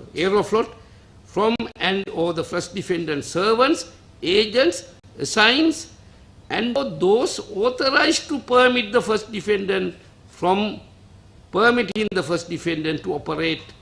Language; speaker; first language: English; non-native, local second language; Sinhala